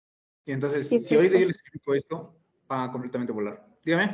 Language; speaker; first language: Spanish; native; Spanish